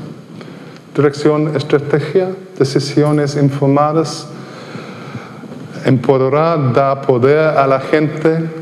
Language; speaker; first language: Spanish; non-native, fluent; English